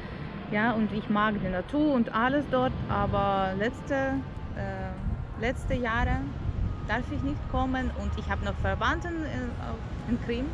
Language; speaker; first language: German; non-native, learner; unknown